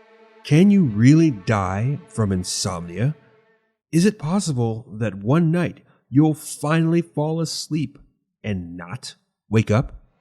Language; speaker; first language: English; native; English